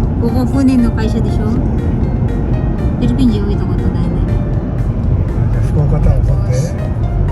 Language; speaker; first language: Japanese; non-native, learner; Filipino